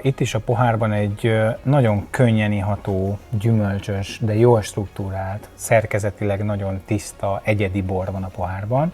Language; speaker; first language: Hungarian; native; Hungarian